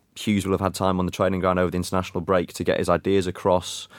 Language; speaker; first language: English; native; English